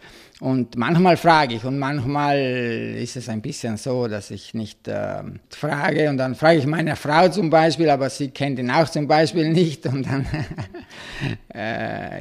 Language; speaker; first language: German; non-native, local second language; Italian